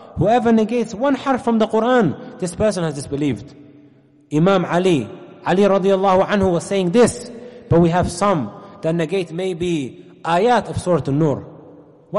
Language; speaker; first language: English; native; English